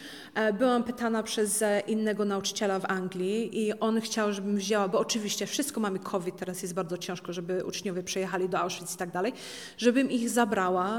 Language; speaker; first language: Polish; early bilingual, heritage; Polish